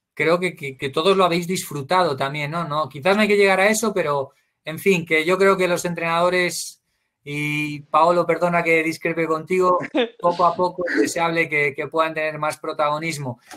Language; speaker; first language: Spanish; native; Spanish